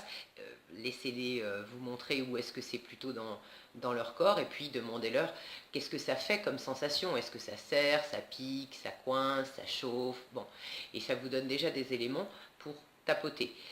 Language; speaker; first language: French; native; French